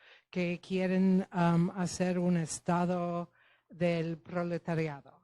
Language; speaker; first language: Spanish; non-native, fluent; Polish